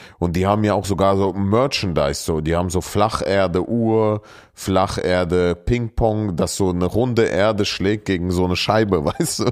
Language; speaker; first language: German; early bilingual, other home language; Russian